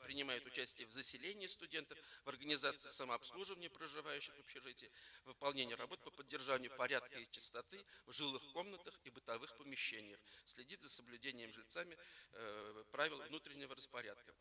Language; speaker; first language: Russian; native; Russian